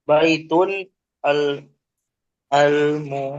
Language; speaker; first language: Arabic; non-native, learner; Indonesian